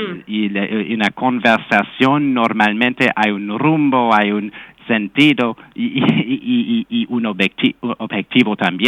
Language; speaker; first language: Spanish; non-native, fluent; English